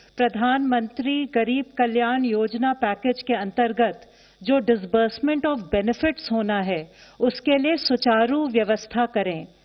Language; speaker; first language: Hindi; native; Hindi